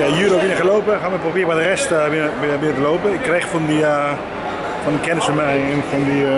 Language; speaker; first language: Dutch; non-native, fluent; Spanish